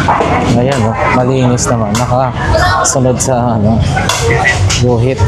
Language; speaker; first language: Filipino; native; Filipino